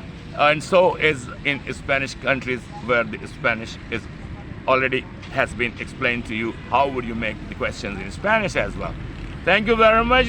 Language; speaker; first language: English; non-native, fluent; Urdu